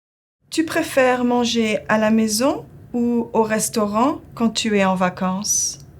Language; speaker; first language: French; non-native, fluent; English